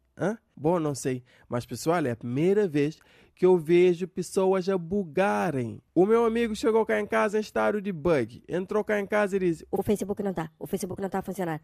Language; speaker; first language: Portuguese; non-native, local second language; Kabuverdianu